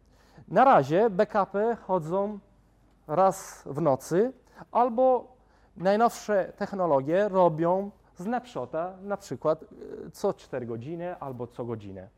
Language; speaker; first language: Polish; non-native, fluent; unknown